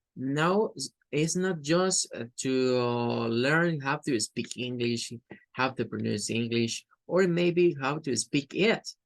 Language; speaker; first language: English; non-native, learner; Spanish